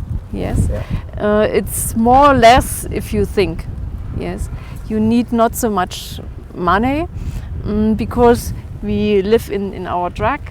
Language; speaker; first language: English; non-native, learner; German